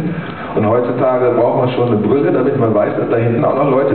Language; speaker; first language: German; native; German